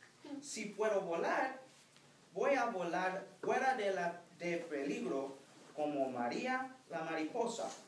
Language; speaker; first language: Spanish; non-native, fluent; English